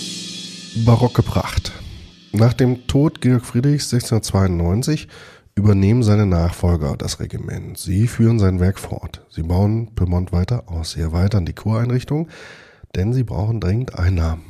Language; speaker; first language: German; native; German